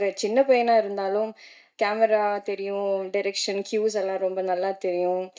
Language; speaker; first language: Tamil; non-native, learner; Malayalam